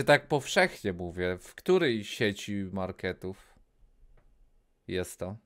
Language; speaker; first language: Polish; native; Polish